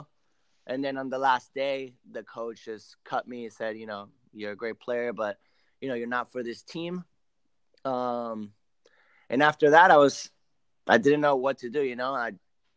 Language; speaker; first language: English; early bilingual, other home language; Spanish